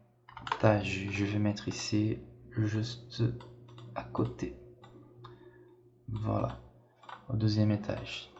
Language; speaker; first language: French; non-native, fluent; Portuguese